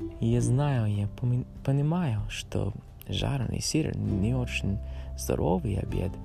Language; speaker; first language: Russian; non-native, learner; English